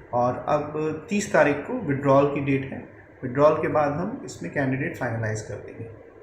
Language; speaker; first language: Hindi; native; Hindi